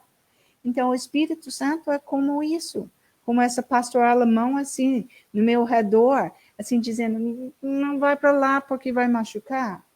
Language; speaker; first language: Portuguese; non-native, learner; English